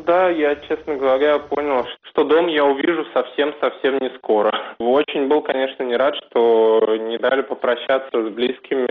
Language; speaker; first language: Russian; native; Russian